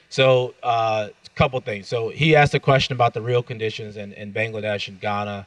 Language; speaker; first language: English; native; English